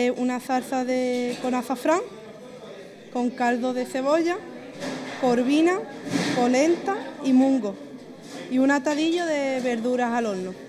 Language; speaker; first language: Spanish; native; Spanish